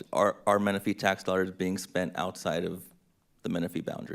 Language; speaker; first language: English; native; English